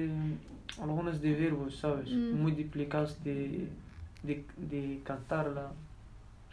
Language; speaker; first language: Spanish; non-native, learner; Berber languages